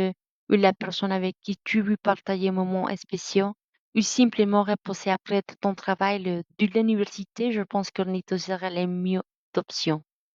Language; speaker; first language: French; non-native, learner; Spanish